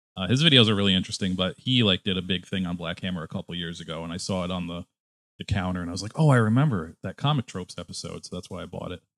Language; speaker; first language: English; native; English